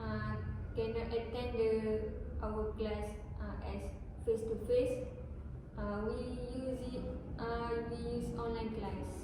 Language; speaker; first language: English; non-native, learner; Malay